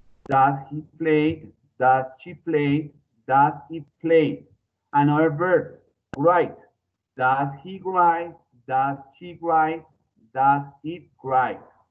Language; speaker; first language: English; non-native, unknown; Spanish